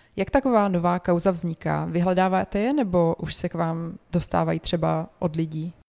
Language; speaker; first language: Czech; native; Czech